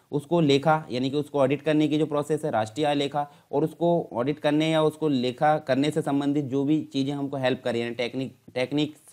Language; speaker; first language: Hindi; native; Hindi